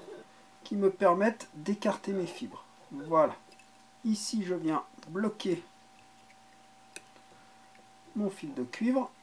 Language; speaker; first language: French; native; French